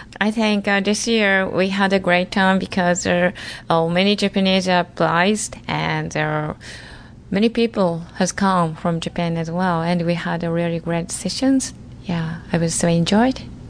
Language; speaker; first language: English; non-native, learner; Japanese